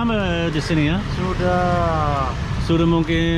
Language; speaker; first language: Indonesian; non-native, learner; English